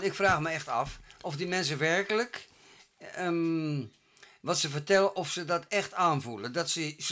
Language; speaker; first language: Dutch; native; Dutch